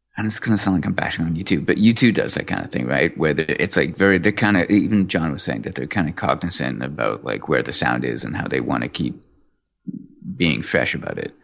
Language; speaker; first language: English; native; English